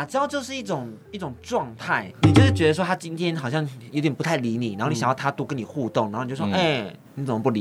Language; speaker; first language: Chinese; native; Chinese